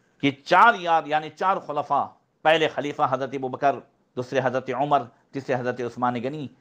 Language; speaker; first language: Hindi; native; Hindi